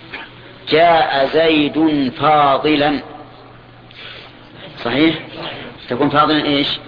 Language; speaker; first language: Arabic; native; Arabic